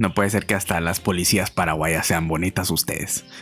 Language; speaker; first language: Spanish; native; Spanish